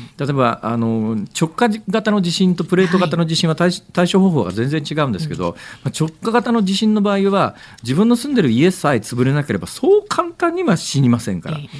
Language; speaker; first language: Japanese; native; Japanese